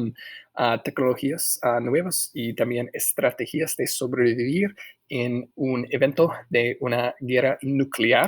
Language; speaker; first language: Spanish; non-native, fluent; English